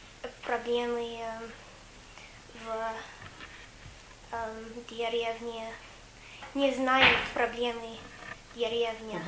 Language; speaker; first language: Russian; non-native, learner; English